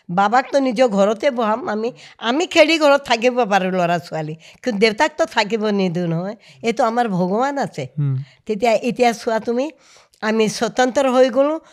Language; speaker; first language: Assamese; non-native, local second language; Hindi